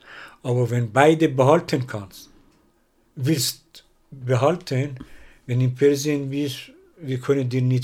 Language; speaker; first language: German; non-native, learner; Persian